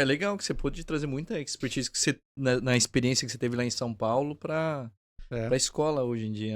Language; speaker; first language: Portuguese; native; Portuguese